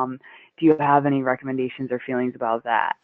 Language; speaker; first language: English; native; English